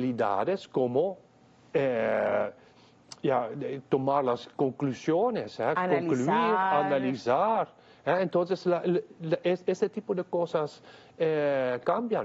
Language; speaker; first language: Spanish; non-native, fluent; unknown